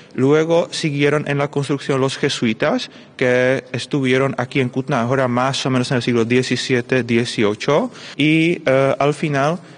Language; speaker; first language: Spanish; non-native, fluent; Czech